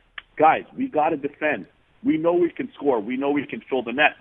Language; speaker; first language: English; native; English